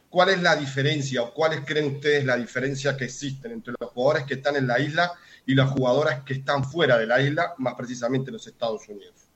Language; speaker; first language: Spanish; native; Spanish